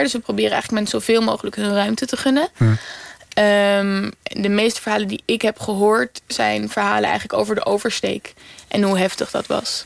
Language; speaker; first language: Dutch; native; Dutch